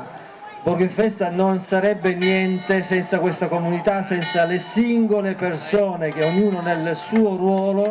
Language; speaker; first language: Italian; native; Italian